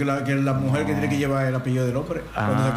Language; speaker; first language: Spanish; native; Spanish